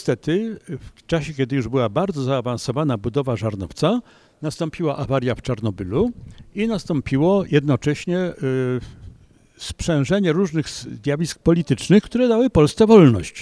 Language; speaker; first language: Polish; native; Polish